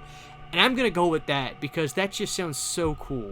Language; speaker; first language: English; native; English